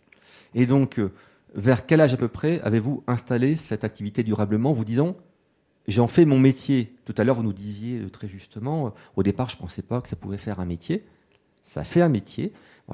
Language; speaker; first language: French; native; French